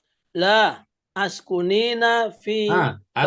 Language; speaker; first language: Arabic; non-native, learner; Indonesian